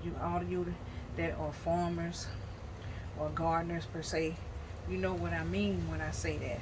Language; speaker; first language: English; native; English